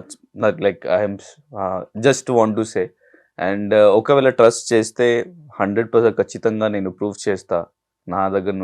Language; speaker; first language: Telugu; non-native, learner; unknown